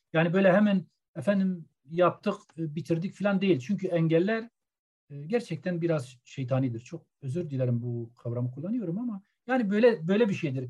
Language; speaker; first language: Turkish; non-native, local second language; Zaza